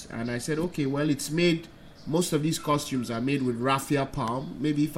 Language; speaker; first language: English; non-native, local second language; Hausa